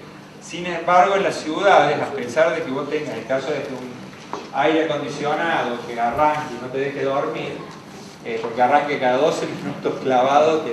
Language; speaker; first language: Spanish; native; Spanish